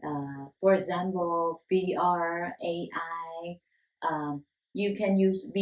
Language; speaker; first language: English; non-native, learner; Vietnamese